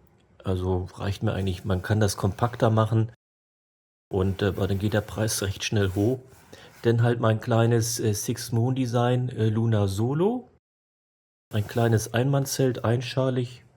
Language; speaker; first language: German; native; German